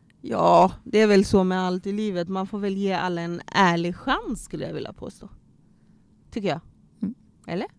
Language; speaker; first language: Swedish; early bilingual, other home language; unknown